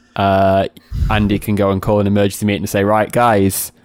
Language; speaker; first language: English; native; English